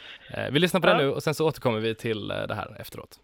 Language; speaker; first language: Swedish; native; Swedish